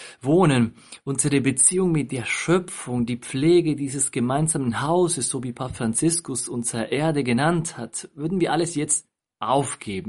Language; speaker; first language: German; non-native, fluent; Spanish